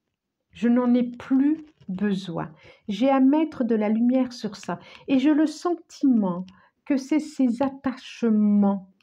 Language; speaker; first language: French; native; French